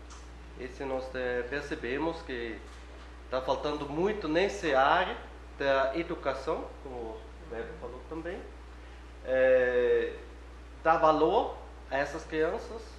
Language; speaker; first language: Portuguese; non-native, fluent; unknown